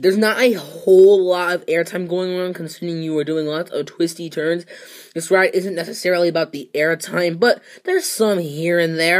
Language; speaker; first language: English; native; English